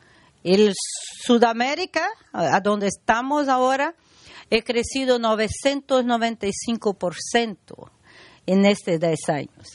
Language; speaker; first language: Spanish; non-native, learner; Portuguese